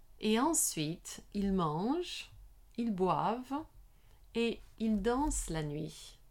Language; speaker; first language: French; non-native, learner; English